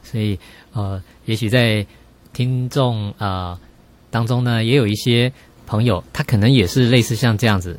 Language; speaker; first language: Chinese; native; Chinese